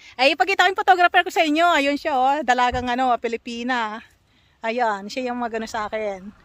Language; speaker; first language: Filipino; native; Filipino